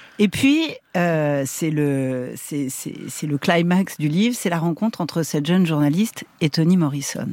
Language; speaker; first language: French; native; French